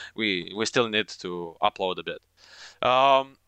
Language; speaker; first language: English; non-native, fluent; Romanian